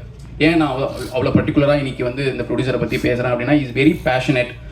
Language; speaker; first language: Tamil; native; Tamil